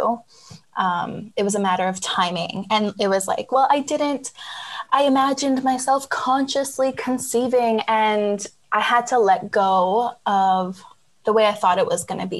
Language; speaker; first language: English; native; English